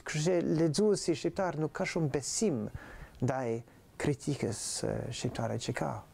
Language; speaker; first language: Albanian; non-native, fluent; English